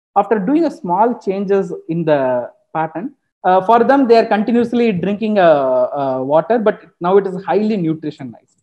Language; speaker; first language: English; non-native, local second language; Tamil